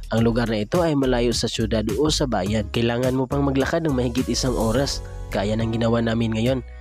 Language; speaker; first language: Filipino; non-native, local second language; Cebuano